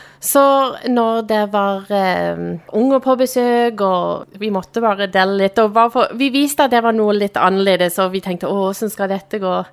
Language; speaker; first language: Norwegian; non-native, fluent; English